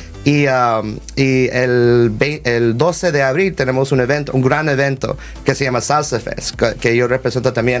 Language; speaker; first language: Spanish; early bilingual, heritage; Spanish